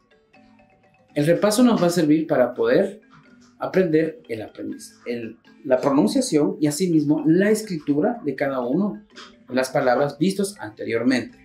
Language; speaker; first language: Spanish; non-native, local second language; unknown